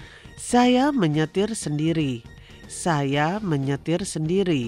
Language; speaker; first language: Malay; non-native, fluent; Chinese